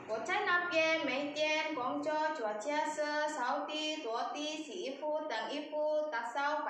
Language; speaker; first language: Chinese; non-native, learner; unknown